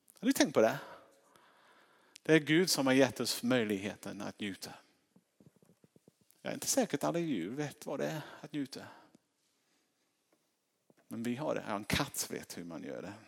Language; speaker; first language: Swedish; non-native, fluent; English